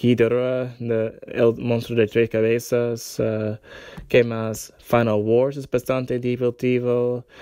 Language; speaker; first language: Spanish; non-native, learner; English